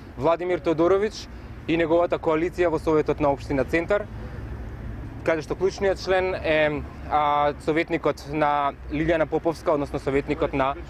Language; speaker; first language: Macedonian; native; Macedonian